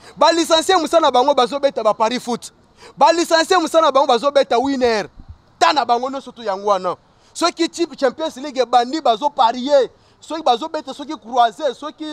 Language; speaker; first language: Lingala; non-native, local second language; Luba-Lulua